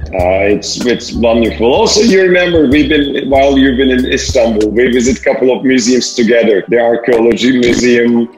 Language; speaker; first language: English; non-native, fluent; Turkish